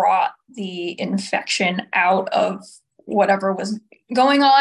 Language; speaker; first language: English; native; English